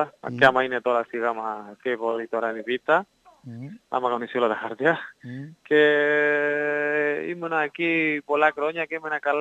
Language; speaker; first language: Greek; non-native, learner; Spanish